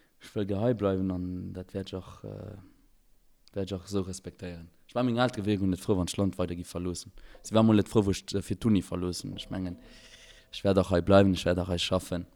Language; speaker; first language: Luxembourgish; early bilingual, other home language; Albanian